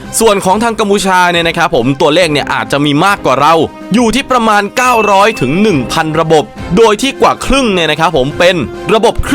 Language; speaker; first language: Thai; native; Thai